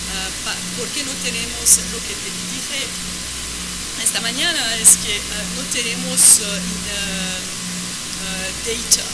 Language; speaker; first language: Spanish; non-native, fluent; French